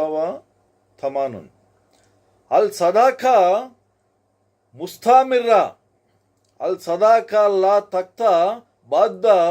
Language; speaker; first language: Arabic; non-native, learner; Telugu